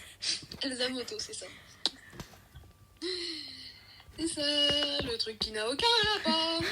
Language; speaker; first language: French; native; French